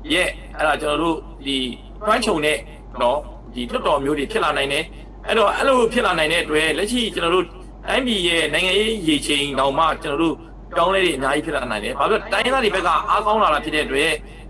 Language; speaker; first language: Burmese; non-native, local second language; Mon